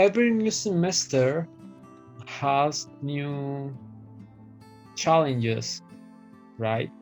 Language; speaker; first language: English; non-native, fluent; Spanish